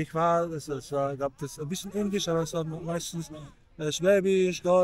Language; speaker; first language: German; non-native, learner; Spanish